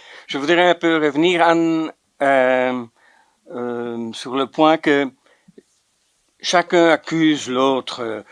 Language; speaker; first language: French; non-native, local second language; Dutch